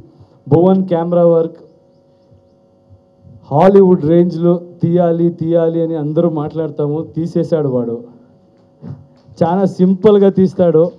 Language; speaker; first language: Telugu; non-native, learner; Kannada